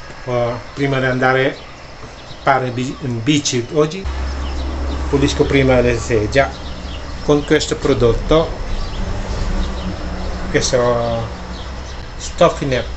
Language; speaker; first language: Italian; non-native, learner; Filipino